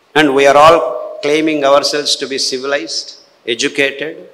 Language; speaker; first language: English; non-native, local second language; Telugu